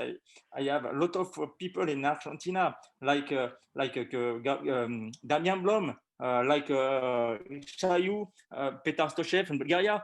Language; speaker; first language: English; non-native, learner; French